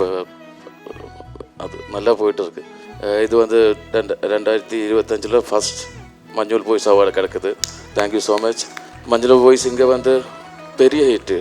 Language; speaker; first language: Tamil; non-native, learner; Malayalam